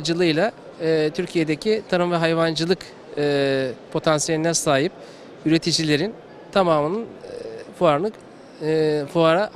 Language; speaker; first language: Turkish; native; Turkish